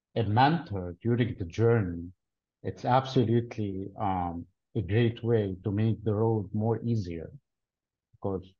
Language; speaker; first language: English; non-native, fluent; Arabic